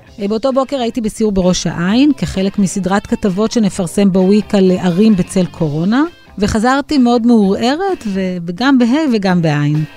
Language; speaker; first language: Hebrew; native; Hebrew